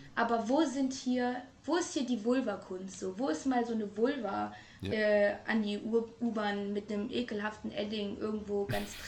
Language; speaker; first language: German; native; German